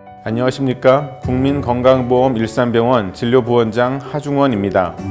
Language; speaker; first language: Korean; native; Korean